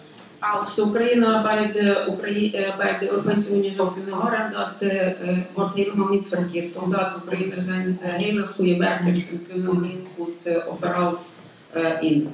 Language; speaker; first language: Dutch; non-native, learner; Ukrainian